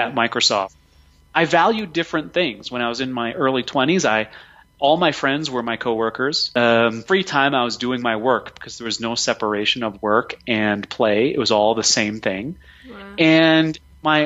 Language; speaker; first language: English; native; English